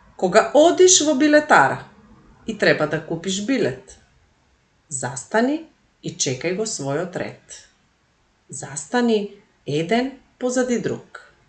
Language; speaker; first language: Macedonian; native; Macedonian